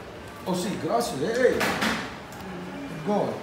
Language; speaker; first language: Spanish; non-native, learner; English